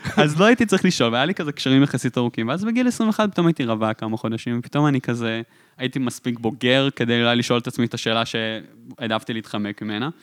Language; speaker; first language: Hebrew; native; Hebrew